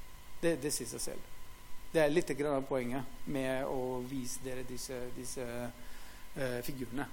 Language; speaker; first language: Norwegian; non-native, fluent; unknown